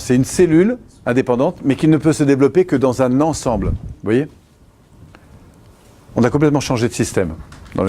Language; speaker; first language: French; native; French